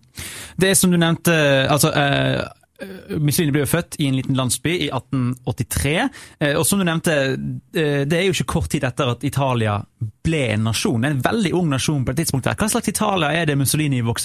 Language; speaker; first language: Norwegian; native; Norwegian